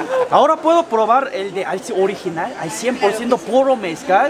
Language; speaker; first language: Spanish; non-native, fluent; Korean